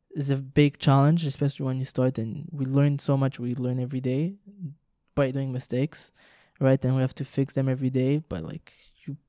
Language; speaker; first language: English; non-native, fluent; French